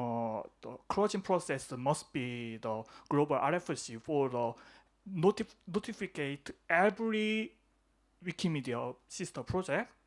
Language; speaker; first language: English; non-native, learner; Korean